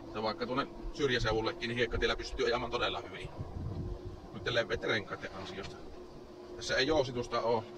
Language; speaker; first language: Finnish; native; Finnish